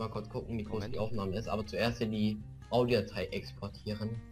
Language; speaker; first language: German; native; German